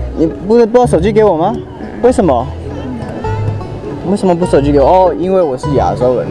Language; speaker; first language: Chinese; early bilingual, heritage; Chinese